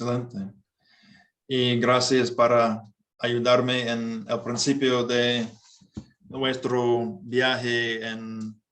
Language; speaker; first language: Spanish; non-native, learner; English